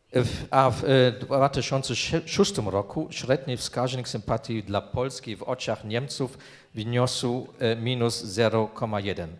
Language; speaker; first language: Polish; non-native, fluent; German